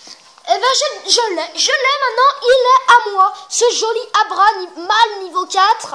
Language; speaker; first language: French; native; French